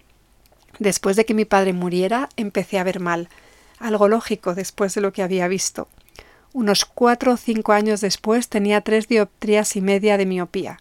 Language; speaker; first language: Spanish; native; Spanish